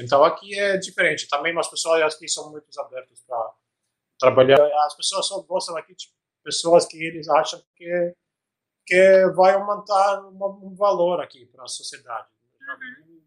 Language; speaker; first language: Portuguese; non-native, fluent; Albanian